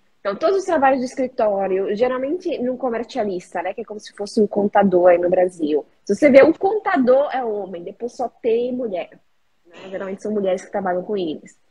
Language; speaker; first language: Portuguese; native; Portuguese